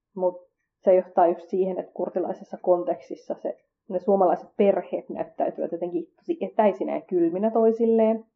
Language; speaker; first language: Finnish; early bilingual, other home language; Kurdish